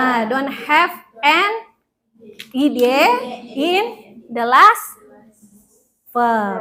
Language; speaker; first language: English; non-native, fluent; Indonesian